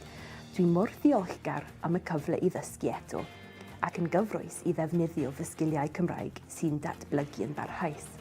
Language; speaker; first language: Welsh; non-native, learner; English